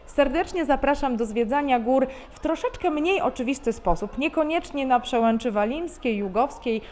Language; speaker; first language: Polish; native; Polish